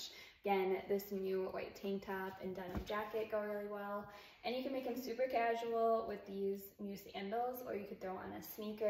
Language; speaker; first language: English; native; English